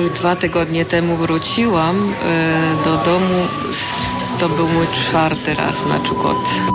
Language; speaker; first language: Polish; early bilingual, heritage; Polish